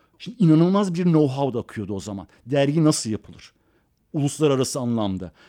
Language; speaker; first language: Turkish; early bilingual, other home language; Persian